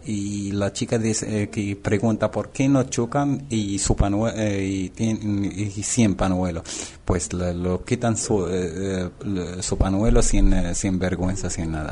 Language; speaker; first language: Spanish; non-native, learner; Arabic